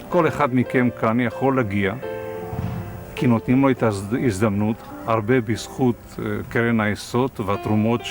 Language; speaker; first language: Hebrew; non-native, fluent; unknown